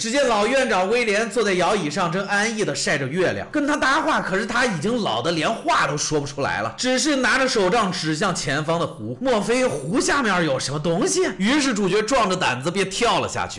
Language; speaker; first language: Chinese; native; Chinese